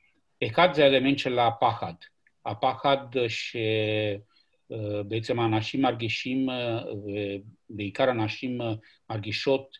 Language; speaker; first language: Hebrew; non-native, fluent; Romanian